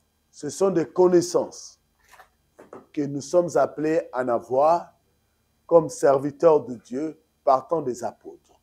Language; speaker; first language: French; non-native, local second language; Lingala